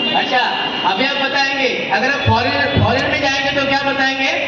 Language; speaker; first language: Hindi; non-native, local second language; Marathi